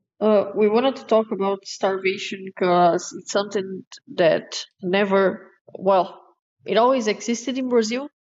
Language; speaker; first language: English; non-native, fluent; Portuguese